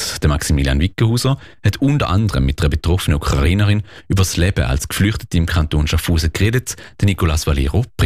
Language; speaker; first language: German; native; German